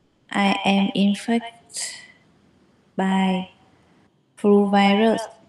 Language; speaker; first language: English; non-native, learner; Vietnamese